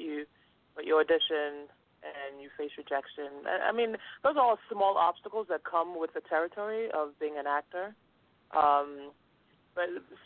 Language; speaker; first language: English; non-native, local second language; Yoruba